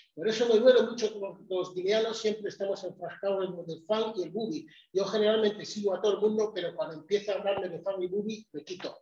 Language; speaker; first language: Spanish; non-native, local second language; Fang